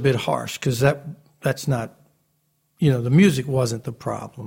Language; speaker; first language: English; native; English